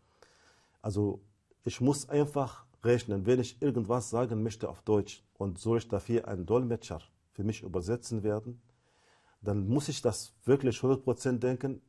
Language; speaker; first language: German; non-native, fluent; Arabic